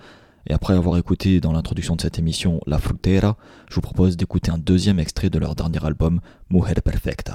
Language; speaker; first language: French; native; French